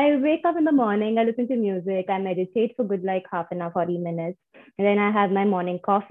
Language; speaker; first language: English; non-native, local second language; Hindi